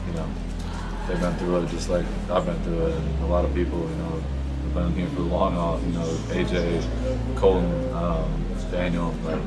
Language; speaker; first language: English; native; English